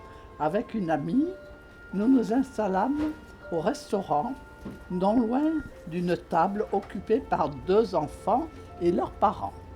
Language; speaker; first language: French; native; French